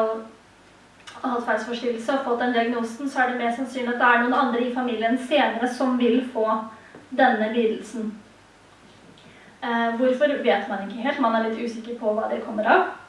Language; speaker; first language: Norwegian; early bilingual, heritage; Tigrinya